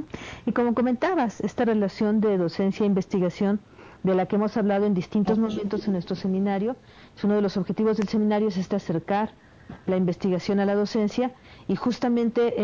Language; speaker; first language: Spanish; native; Spanish